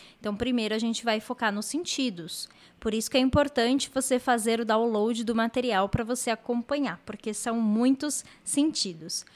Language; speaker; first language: Portuguese; native; Portuguese